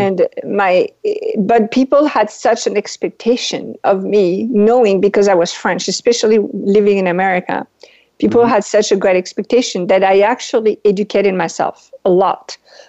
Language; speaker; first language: English; non-native, fluent; French